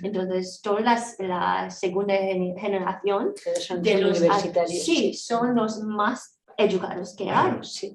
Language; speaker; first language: Spanish; non-native, fluent; Korean